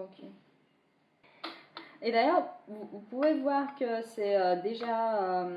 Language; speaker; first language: French; non-native, fluent; Chinese